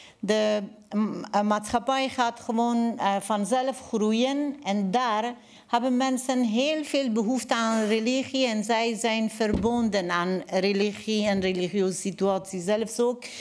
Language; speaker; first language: Dutch; non-native, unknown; Persian